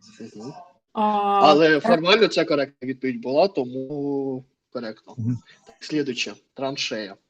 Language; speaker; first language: Ukrainian; non-native, learner; Russian